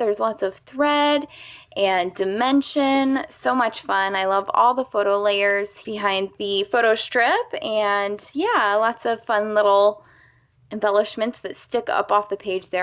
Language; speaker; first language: English; native; English